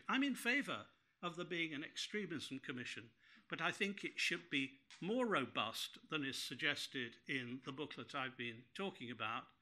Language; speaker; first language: English; native; English